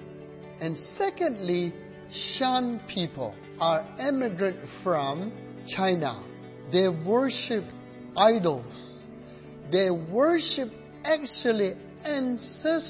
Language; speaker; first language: English; non-native, learner; Burmese